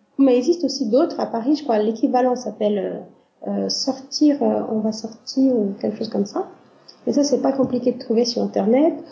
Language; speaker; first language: French; non-native, fluent; Portuguese